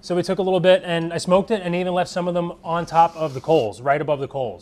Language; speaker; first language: English; native; English